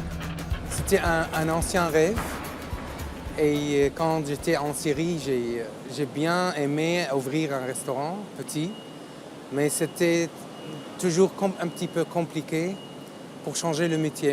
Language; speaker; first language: French; non-native, learner; Arabic